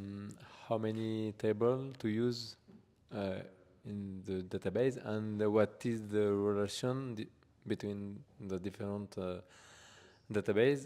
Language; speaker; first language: English; non-native, learner; French